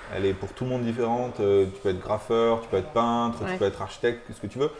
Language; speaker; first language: French; native; French